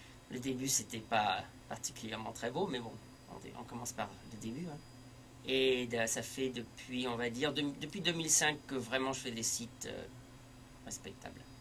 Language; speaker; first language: French; early bilingual, heritage; French